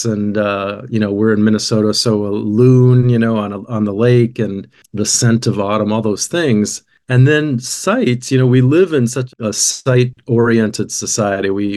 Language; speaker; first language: English; native; English